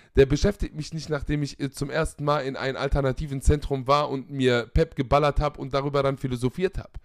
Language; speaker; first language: German; native; German